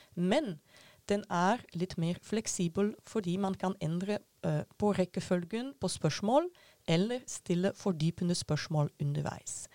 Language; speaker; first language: Norwegian; non-native, fluent; Dutch